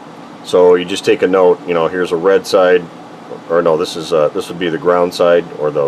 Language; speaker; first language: English; native; English